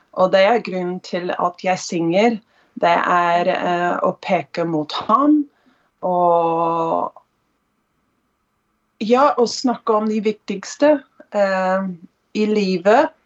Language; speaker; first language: Norwegian; non-native, fluent; English